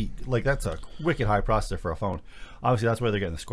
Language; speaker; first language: English; native; English